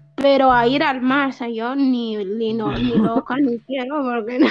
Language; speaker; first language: Spanish; early bilingual, other home language; Arabic